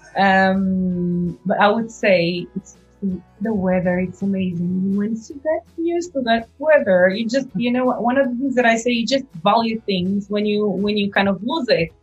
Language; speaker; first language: English; non-native, fluent; Portuguese